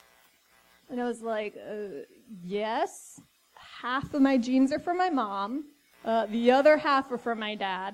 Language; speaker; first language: English; native; English